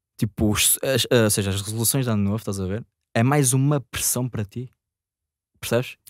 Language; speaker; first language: Portuguese; native; Portuguese